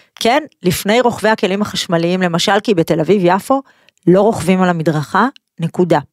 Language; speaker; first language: Hebrew; native; Hebrew